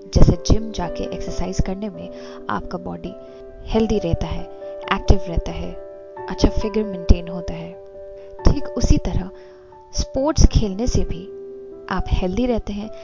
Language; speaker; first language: Hindi; non-native, local second language; Assamese